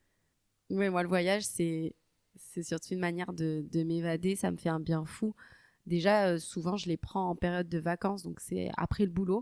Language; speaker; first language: French; native; French